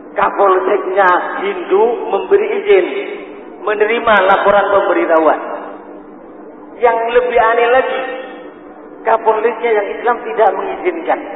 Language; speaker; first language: Indonesian; native; Indonesian